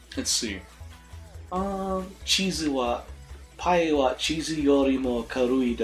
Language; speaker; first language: Japanese; non-native, learner; English